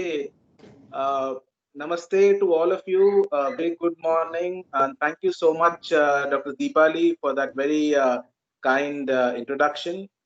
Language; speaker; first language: English; non-native, local second language; Marathi